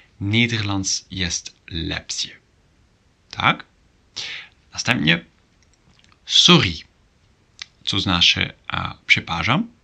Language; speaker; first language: Polish; non-native, learner; Dutch